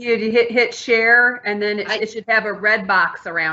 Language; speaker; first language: English; native; English